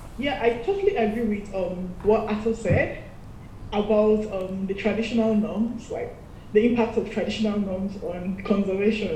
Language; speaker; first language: English; non-native, local second language; Igbo